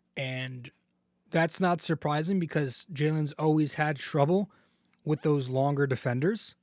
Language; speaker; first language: English; native; English